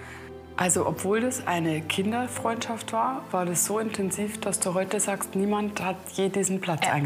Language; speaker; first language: German; native; German